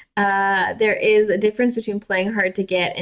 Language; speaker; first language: English; native; English